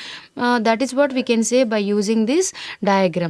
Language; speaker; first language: English; non-native, local second language; Telugu